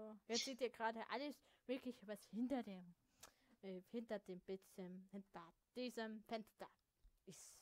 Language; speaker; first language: German; native; German